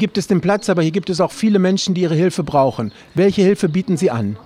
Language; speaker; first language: German; native; German